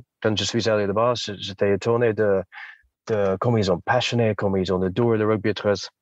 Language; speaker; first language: French; non-native, fluent; English